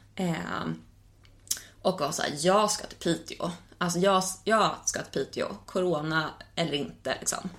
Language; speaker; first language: Swedish; native; Swedish